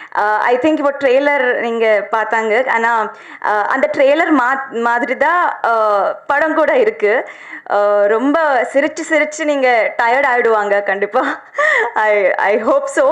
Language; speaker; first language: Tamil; non-native, learner; Telugu